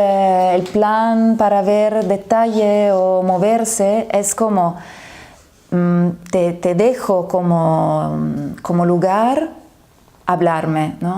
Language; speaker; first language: Spanish; non-native, fluent; Italian